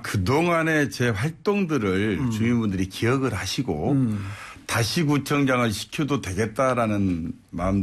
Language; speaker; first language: Korean; native; Korean